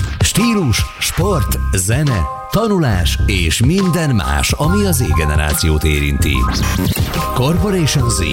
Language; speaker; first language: Hungarian; native; Hungarian